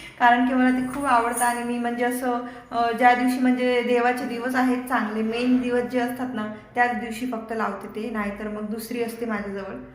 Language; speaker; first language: Marathi; non-native, local second language; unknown